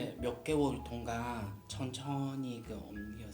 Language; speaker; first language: Korean; non-native, learner; Japanese